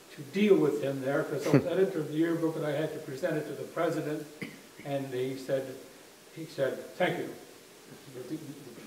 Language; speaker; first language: English; native; English